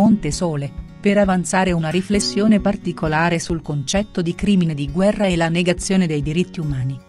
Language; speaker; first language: Italian; native; Italian